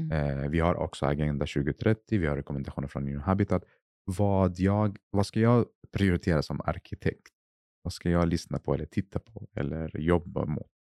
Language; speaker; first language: Swedish; non-native, fluent; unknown